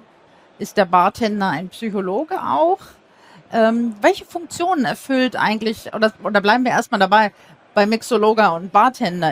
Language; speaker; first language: German; native; German